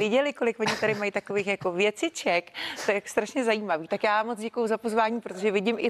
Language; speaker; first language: Czech; native; Czech